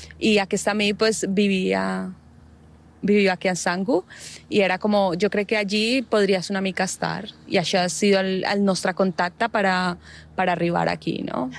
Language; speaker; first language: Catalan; non-native, learner; Spanish